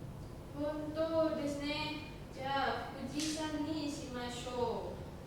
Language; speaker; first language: Japanese; non-native, learner; Indonesian